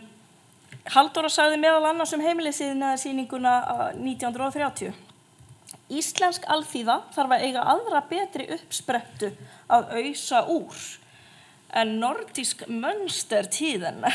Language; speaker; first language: Icelandic; native; Icelandic